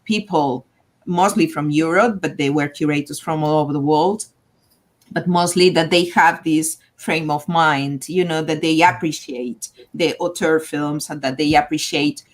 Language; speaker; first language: English; non-native, fluent; Catalan